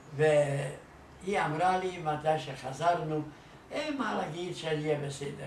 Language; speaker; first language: Hebrew; non-native, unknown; Hungarian